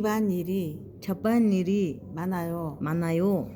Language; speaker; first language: Korean; non-native, fluent; Mongolian